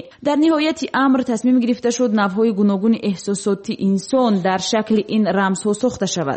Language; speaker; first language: Tajik; native; Tajik